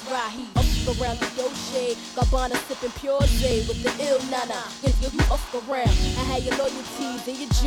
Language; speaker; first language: English; non-native, fluent; Portuguese